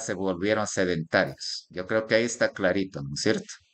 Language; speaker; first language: Spanish; native; Spanish